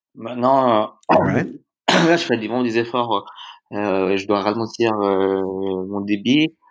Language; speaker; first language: French; early bilingual, other home language; Vietnamese